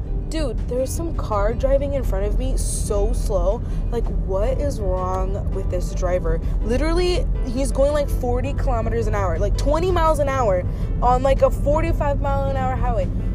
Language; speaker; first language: English; native; English